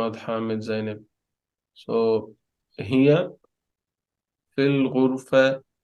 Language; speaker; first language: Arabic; non-native, fluent; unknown